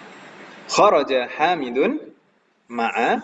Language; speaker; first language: Arabic; non-native, fluent; Indonesian